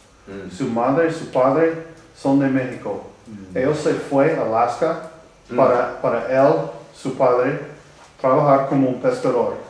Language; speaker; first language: Spanish; non-native, learner; English